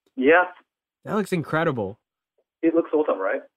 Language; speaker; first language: English; non-native, fluent; Japanese